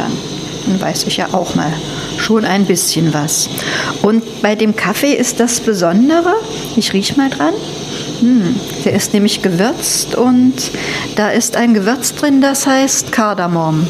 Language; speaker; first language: German; native; German